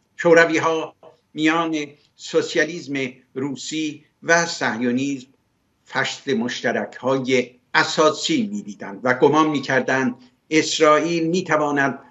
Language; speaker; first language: Persian; native; Persian